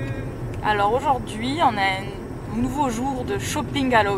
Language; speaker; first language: French; native; French